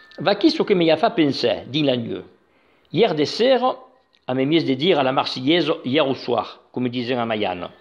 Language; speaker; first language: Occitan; native; Occitan